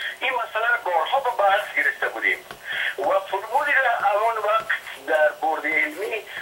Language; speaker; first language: Persian; non-native, local second language; Shughni